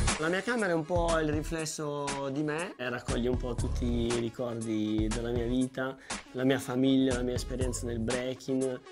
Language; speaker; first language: Italian; early bilingual, other home language; Russian